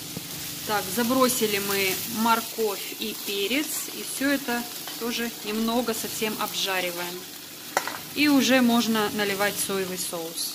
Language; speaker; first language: Russian; native; Russian